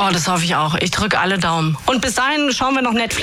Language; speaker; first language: German; native; German